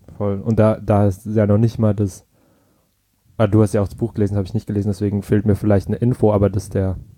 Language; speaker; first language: German; early bilingual, other home language; Vietnamese